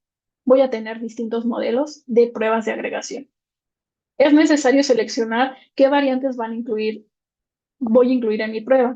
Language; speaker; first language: Spanish; native; Spanish